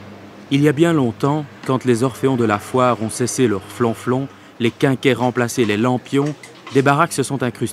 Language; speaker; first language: French; native; French